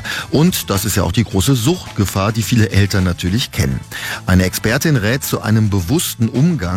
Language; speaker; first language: German; native; German